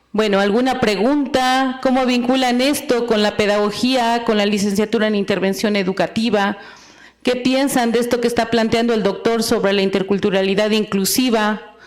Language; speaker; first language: Spanish; native; Spanish